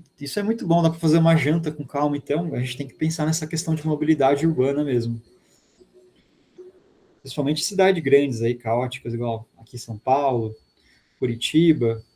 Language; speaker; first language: Portuguese; native; Portuguese